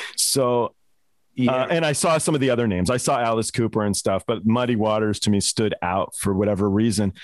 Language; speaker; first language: English; native; English